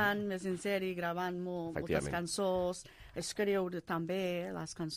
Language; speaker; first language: Catalan; non-native, learner; English